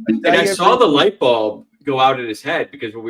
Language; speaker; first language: English; native; English